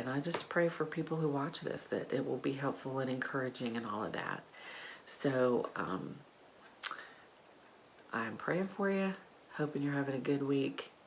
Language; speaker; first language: English; native; English